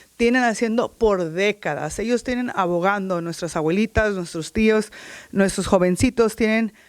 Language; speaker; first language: Spanish; early bilingual, heritage; Spanish